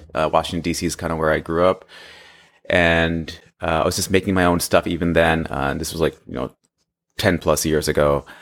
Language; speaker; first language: English; early bilingual, other home language; Hindi